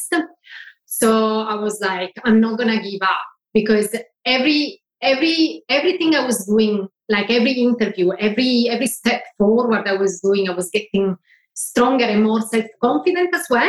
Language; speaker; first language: English; non-native, fluent; Italian